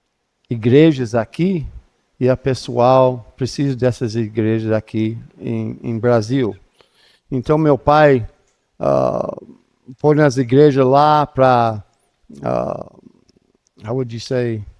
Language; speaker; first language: Portuguese; non-native, fluent; English